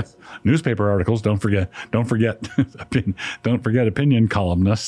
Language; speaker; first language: English; native; English